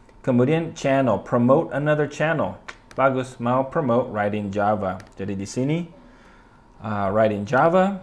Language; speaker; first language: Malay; non-native, fluent; English